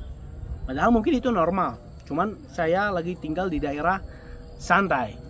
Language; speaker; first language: Indonesian; non-native, fluent; Arabic